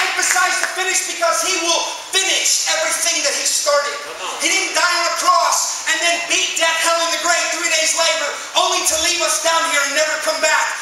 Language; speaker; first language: English; native; English